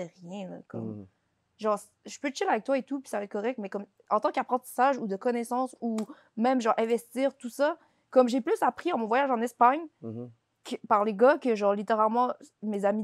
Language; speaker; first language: French; native; French